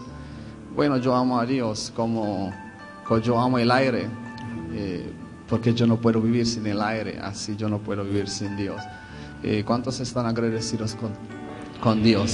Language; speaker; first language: Spanish; non-native, fluent; Hebrew